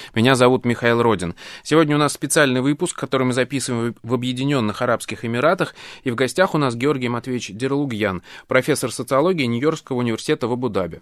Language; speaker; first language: Russian; native; Russian